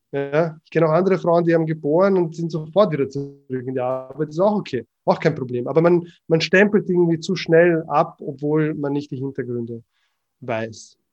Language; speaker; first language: German; early bilingual, other home language; Croatian